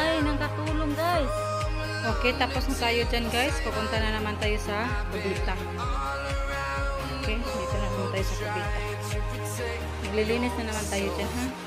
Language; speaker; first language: Filipino; non-native, local second language; Cebuano